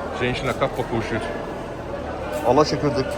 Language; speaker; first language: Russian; non-native, learner; Turkish